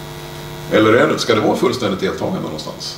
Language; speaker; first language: Swedish; native; Swedish